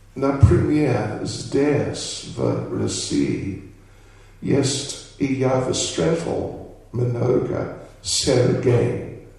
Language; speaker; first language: Russian; non-native, learner; English